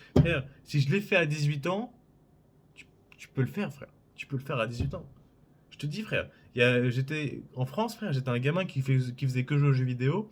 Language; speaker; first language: French; native; French